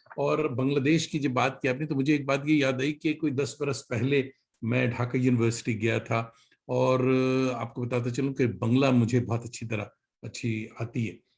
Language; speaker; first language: Urdu; native; Urdu